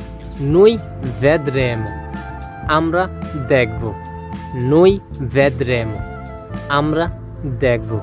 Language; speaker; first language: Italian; non-native, learner; Bangla